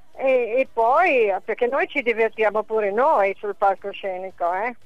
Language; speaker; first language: Italian; non-native, fluent; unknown